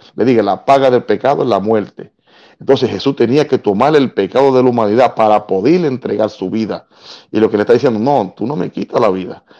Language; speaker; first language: Spanish; native; Spanish